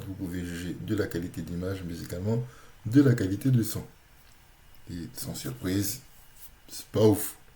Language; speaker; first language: French; native; French